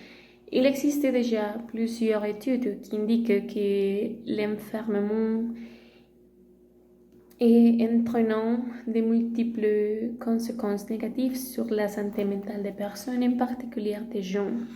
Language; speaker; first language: French; non-native, learner; Spanish